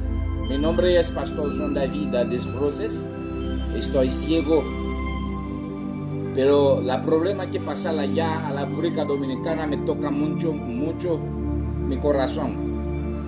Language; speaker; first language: Spanish; non-native, local second language; Haitian Creole